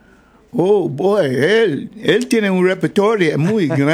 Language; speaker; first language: Spanish; non-native, learner; English